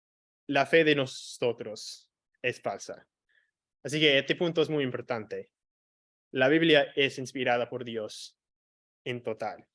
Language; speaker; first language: Spanish; non-native, fluent; English